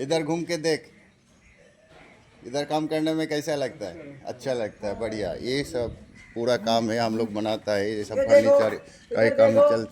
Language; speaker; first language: Hindi; non-native, local second language; Bangla